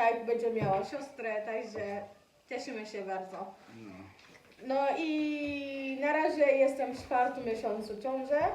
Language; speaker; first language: Polish; non-native, learner; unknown